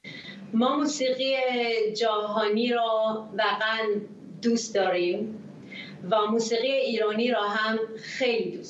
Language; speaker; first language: Persian; early bilingual, heritage; Hebrew